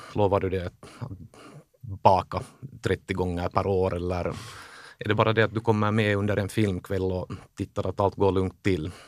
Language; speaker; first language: Swedish; native; Swedish